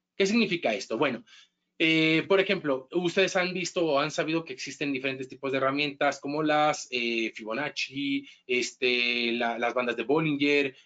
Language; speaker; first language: Spanish; native; Spanish